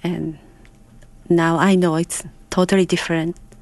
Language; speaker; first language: English; non-native, fluent; Japanese